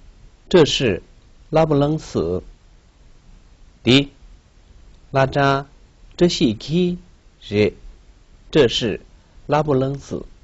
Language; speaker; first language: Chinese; non-native, local second language; Tibetan